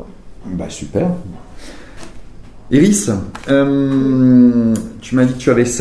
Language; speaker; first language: French; native; French